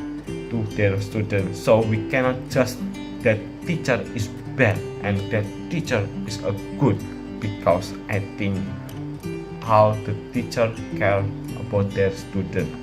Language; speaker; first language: English; non-native, learner; Indonesian